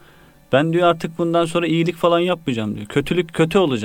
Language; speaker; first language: Turkish; native; Turkish